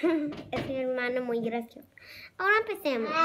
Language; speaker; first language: Spanish; early bilingual, heritage; English